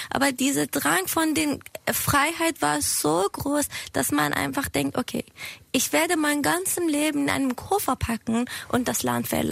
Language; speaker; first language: German; non-native, fluent; Persian